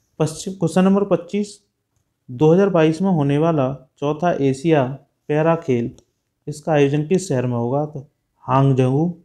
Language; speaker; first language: Hindi; native; Hindi